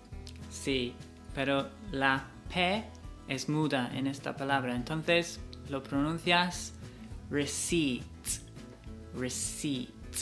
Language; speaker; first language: Spanish; non-native, fluent; English